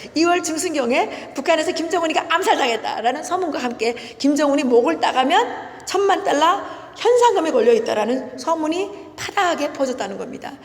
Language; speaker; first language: Korean; native; Korean